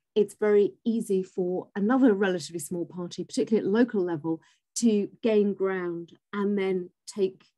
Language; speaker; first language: English; native; English